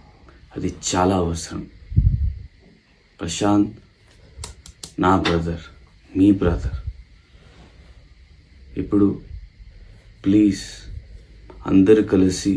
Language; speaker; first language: Telugu; non-native, local second language; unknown